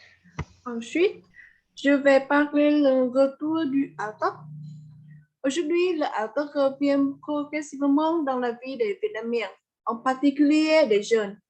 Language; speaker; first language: French; non-native, learner; Vietnamese